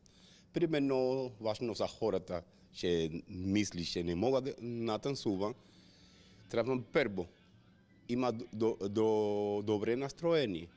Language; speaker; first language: Bulgarian; non-native, learner; Spanish